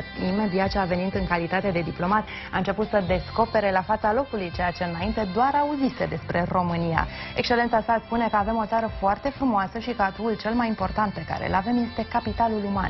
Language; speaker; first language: Romanian; native; Romanian